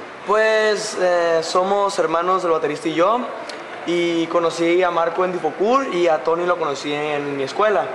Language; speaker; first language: Spanish; native; Spanish